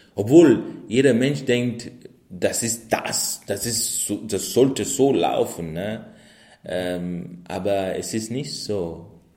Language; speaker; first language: German; non-native, fluent; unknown